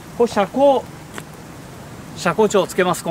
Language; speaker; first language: Japanese; native; Japanese